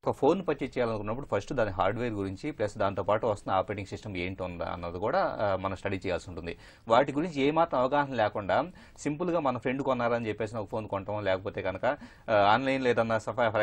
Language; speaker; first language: Telugu; native; Telugu